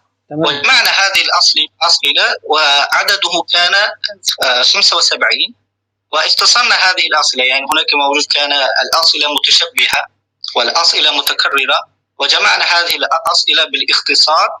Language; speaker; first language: Arabic; non-native, fluent; Uzbek